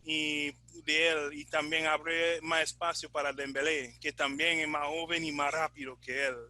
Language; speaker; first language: Spanish; non-native, fluent; English